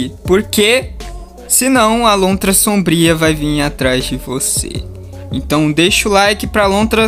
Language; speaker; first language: Portuguese; native; Portuguese